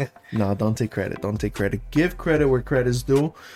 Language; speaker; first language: English; early bilingual, other home language; Spanish